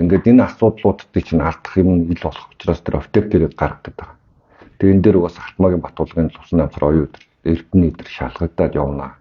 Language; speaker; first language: Mongolian; native; Mongolian